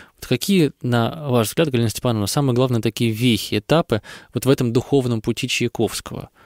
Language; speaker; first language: Russian; native; Russian